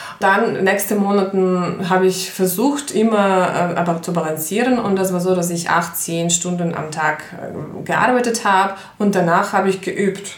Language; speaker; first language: German; non-native, fluent; Ukrainian